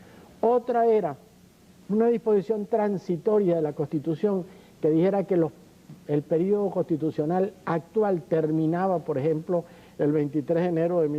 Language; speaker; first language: Spanish; native; Spanish